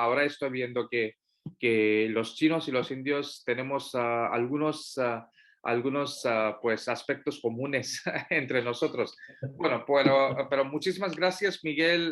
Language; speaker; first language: Spanish; non-native, fluent; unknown